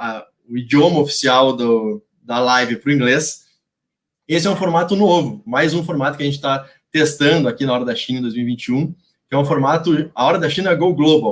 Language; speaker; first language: Portuguese; native; Portuguese